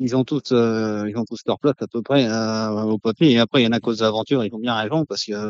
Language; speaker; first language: French; native; French